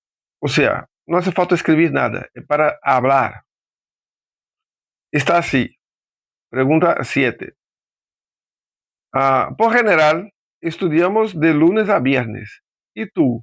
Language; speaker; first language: Spanish; non-native, fluent; Portuguese